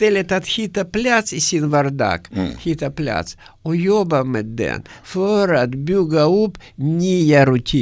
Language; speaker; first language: Swedish; non-native, learner; Russian